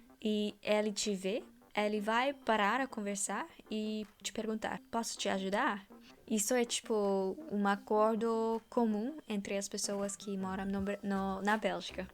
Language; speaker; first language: Portuguese; non-native, fluent; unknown